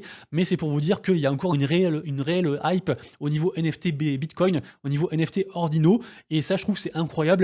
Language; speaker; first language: French; native; French